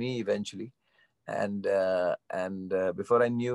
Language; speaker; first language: English; non-native, local second language; Bangla